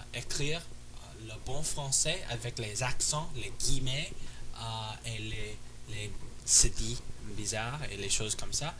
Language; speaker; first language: French; non-native, learner; English